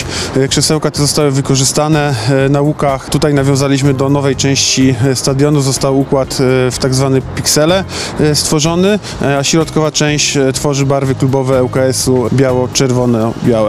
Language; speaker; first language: Polish; native; Polish